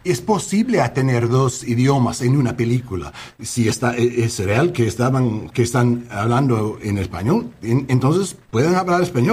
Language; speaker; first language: Spanish; non-native, learner; English